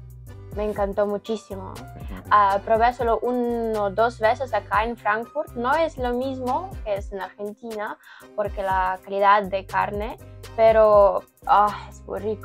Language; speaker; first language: Spanish; non-native, learner; Ukrainian